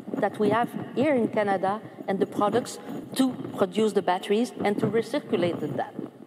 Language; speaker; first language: English; non-native, fluent; French